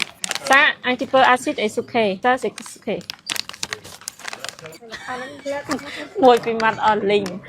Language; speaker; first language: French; non-native, learner; Khmer